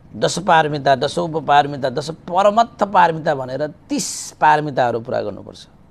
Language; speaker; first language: Nepali; native; Nepali